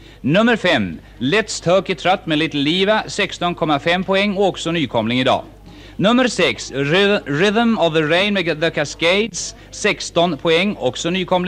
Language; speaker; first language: Swedish; native; Swedish